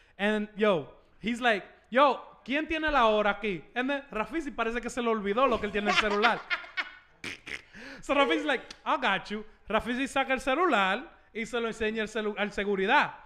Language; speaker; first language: Spanish; early bilingual, heritage; Spanish